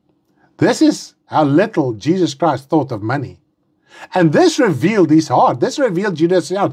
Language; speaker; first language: English; non-native, local second language; Afrikaans